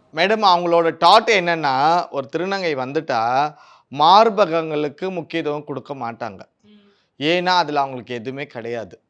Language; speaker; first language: Tamil; native; Tamil